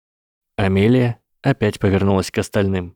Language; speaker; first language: Russian; native; Russian